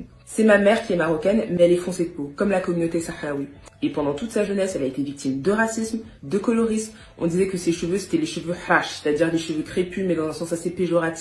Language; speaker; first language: French; native; French